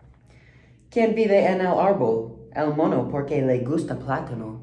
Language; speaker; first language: Spanish; non-native, learner; English